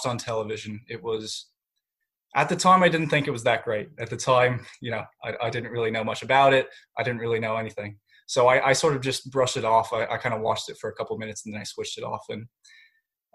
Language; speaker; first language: English; native; English